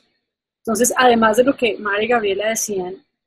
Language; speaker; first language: Spanish; native; Spanish